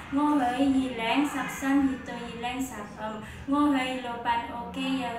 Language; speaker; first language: Cantonese; non-native, learner; Indonesian